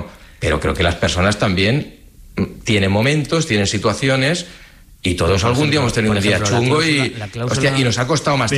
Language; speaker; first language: Spanish; native; Spanish